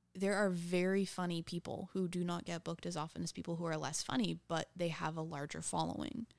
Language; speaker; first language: English; native; English